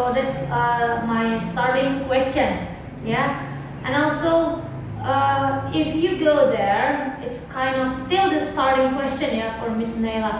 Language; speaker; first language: English; non-native, learner; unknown